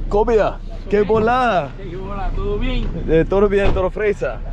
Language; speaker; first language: Spanish; non-native, learner; English